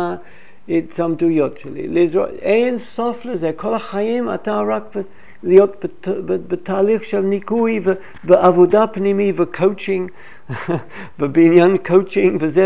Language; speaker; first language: Hebrew; non-native, fluent; English